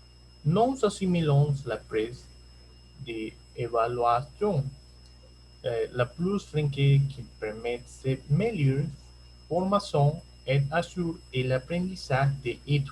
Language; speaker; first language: French; non-native, learner; Spanish